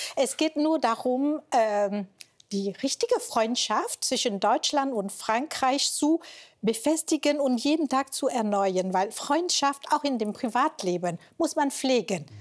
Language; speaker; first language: German; non-native, fluent; French